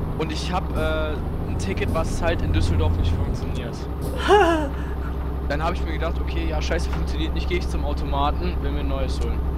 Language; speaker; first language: German; native; German